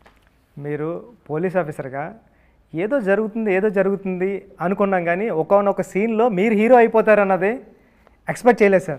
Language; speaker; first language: Telugu; native; Telugu